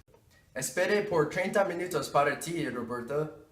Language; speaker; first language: Spanish; non-native, learner; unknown